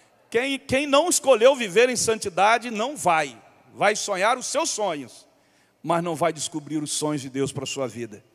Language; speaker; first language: Portuguese; native; Portuguese